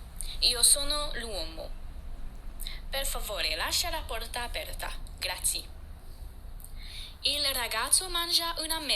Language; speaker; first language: Italian; non-native, learner; French